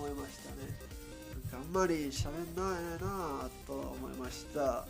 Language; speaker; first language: Japanese; non-native, learner; Spanish